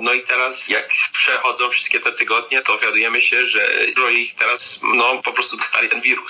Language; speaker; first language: Polish; early bilingual, heritage; Polish